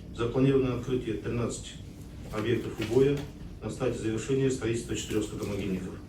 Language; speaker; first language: Russian; non-native, local second language; Kazakh